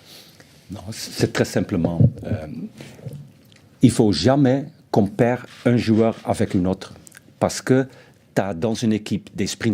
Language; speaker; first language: French; non-native, fluent; Dutch